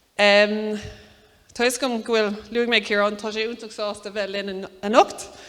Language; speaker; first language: Irish; native; Irish